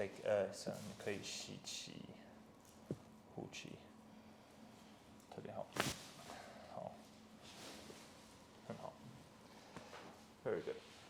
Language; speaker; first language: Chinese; non-native, learner; English